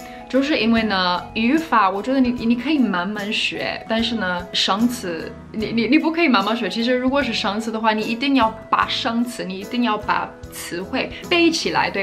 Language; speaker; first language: Chinese; non-native, fluent; English